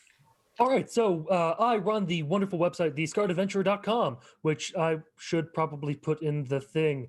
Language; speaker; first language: English; native; English